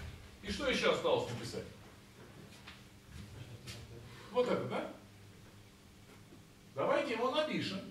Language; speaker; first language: Russian; native; Russian